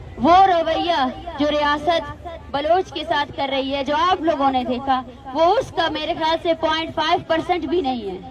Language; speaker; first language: Urdu; non-native, local second language; Baluchi